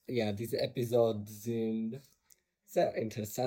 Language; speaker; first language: German; non-native, learner; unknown